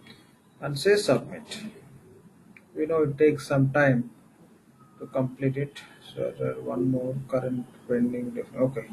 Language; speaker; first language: English; non-native, local second language; Telugu